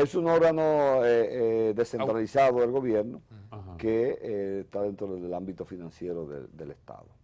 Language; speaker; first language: Spanish; native; Spanish